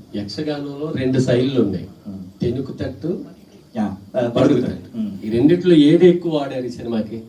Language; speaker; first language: Telugu; native; Telugu